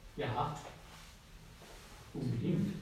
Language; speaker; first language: German; native; German